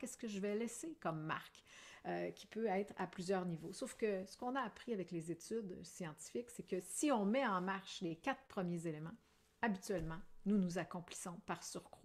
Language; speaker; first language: French; native; French